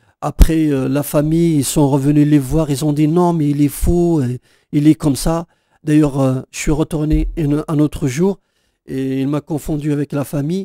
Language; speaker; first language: French; non-native, local second language; Kabyle